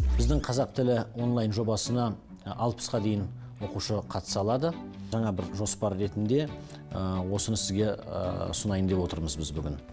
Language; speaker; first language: Kazakh; non-native, local second language; Turkish